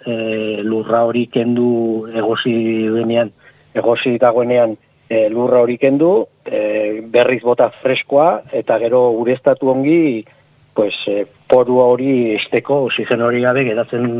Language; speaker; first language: Basque; non-native, local second language; Spanish